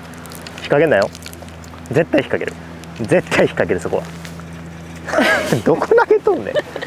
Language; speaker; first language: Japanese; native; Japanese